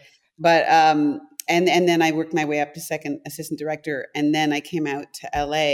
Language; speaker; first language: English; non-native, fluent; German